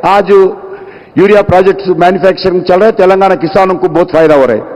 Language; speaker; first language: Hindi; non-native, local second language; Telugu